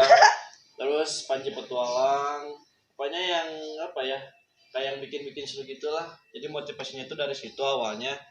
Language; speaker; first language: Indonesian; non-native, local second language; Sundanese